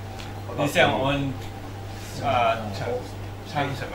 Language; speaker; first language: Chinese; non-native, learner; Thai